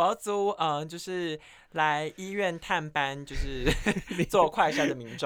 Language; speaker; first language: Chinese; native; Chinese